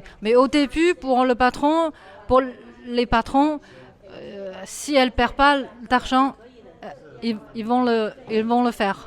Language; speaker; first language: French; non-native, fluent; Chinese